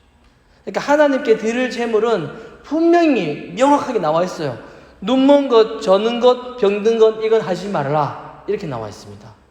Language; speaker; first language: Korean; native; Korean